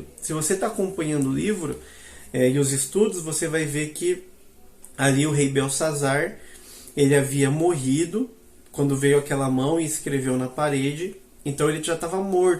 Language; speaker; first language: Portuguese; native; Portuguese